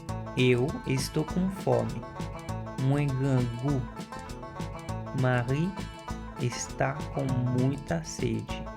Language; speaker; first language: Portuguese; non-native, fluent; Haitian Creole